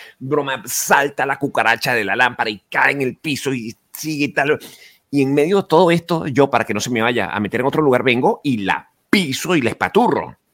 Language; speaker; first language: Spanish; native; Spanish